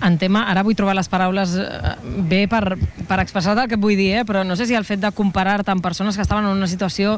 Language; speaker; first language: Catalan; native; Catalan